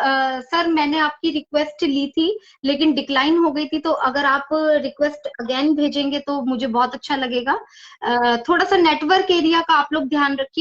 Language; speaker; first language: Hindi; native; Hindi